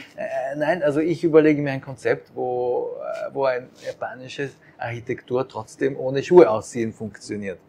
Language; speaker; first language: German; early bilingual, other home language; Japanese